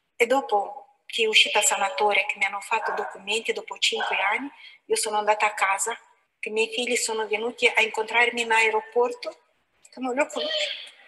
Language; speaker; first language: Italian; non-native, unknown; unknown